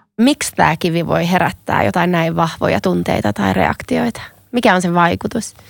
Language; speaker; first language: Finnish; native; Finnish